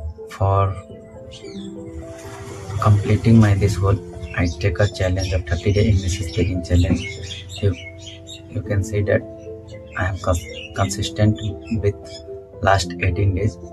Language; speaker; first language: English; non-native, learner; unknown